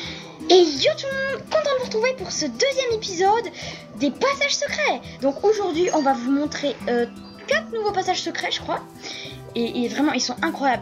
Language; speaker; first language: French; native; French